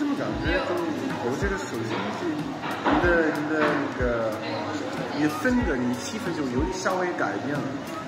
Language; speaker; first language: Chinese; non-native, fluent; English